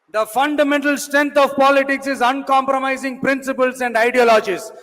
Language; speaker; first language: English; non-native, local second language; Tamil